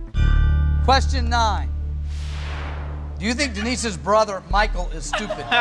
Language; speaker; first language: English; native; English